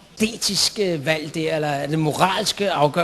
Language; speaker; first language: Danish; native; Danish